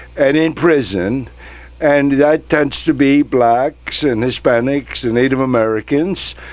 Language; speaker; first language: English; non-native, fluent; Spanish